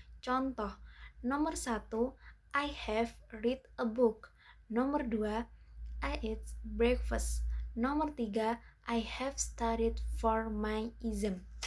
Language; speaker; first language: English; non-native, learner; Indonesian